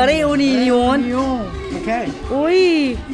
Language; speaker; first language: French; non-native, learner; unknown